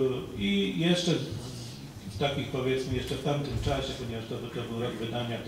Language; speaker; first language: Polish; native; Polish